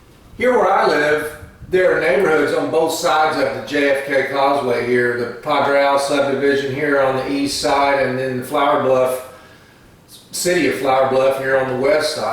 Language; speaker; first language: English; native; English